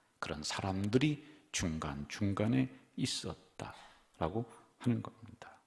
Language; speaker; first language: Korean; native; Korean